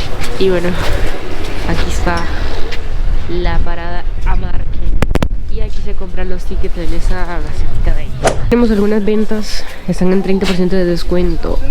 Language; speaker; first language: Spanish; native; Spanish